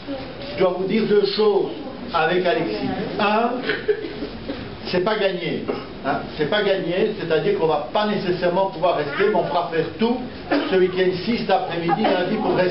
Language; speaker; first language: French; native; French